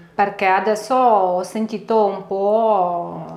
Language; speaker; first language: Italian; non-native, learner; Ukrainian